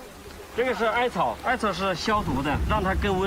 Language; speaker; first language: Chinese; native; Chinese